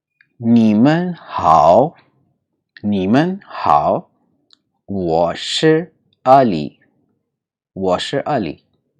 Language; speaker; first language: Chinese; non-native, learner; Urdu